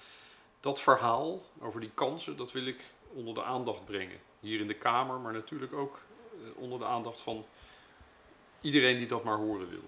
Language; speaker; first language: Dutch; native; Dutch